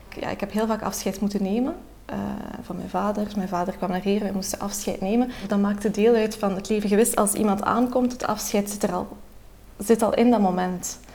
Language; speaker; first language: Dutch; native; Dutch